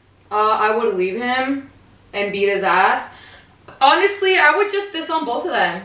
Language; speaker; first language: English; early bilingual, other home language; Spanish